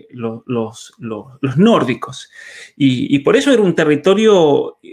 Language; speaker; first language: Spanish; native; Spanish